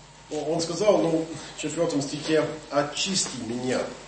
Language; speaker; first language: Russian; non-native, fluent; English